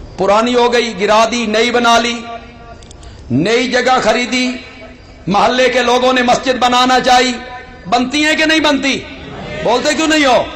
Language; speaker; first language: Urdu; non-native, local second language; Punjabi